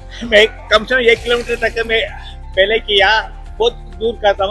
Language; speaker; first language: Hindi; non-native, learner; Tamil